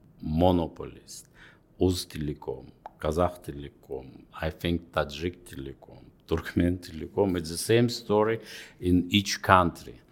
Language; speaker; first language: English; non-native, fluent; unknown